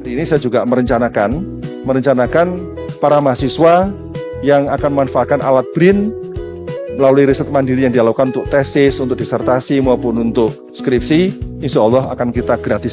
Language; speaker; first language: Indonesian; native; Indonesian